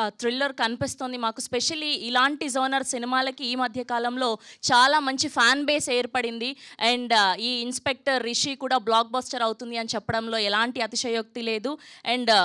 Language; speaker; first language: Telugu; native; Telugu